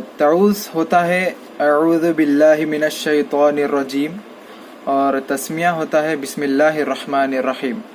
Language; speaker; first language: Urdu; native; Urdu